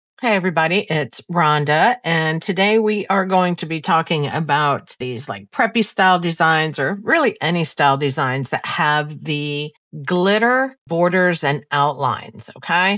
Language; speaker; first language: English; native; English